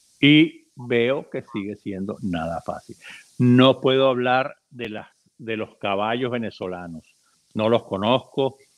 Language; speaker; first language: Spanish; native; Spanish